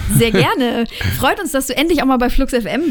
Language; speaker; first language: German; native; German